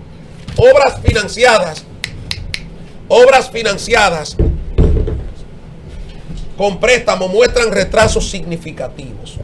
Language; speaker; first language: Spanish; native; Spanish